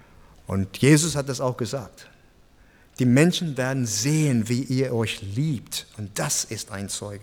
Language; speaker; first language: German; non-native, fluent; English